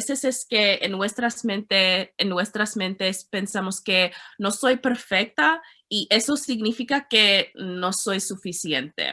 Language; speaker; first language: Spanish; non-native, learner; English